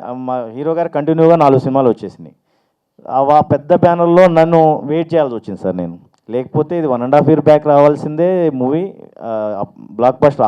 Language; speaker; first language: Telugu; native; Telugu